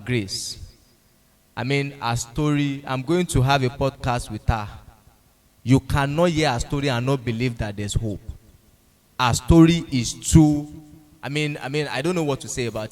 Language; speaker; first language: English; non-native, local second language; Yoruba